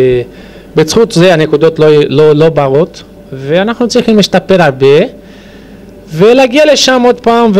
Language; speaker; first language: Hebrew; non-native, fluent; Portuguese